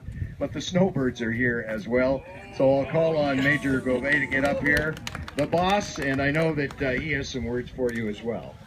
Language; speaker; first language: English; native; English